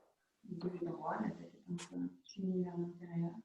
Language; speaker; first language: French; native; French